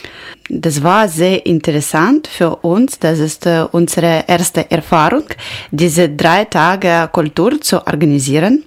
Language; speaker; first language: German; non-native, learner; Ukrainian